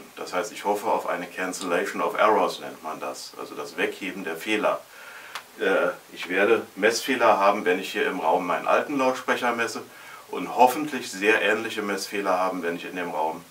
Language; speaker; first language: German; native; German